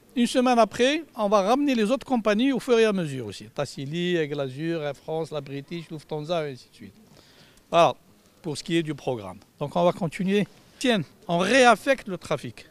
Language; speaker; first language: French; non-native, local second language; Arabic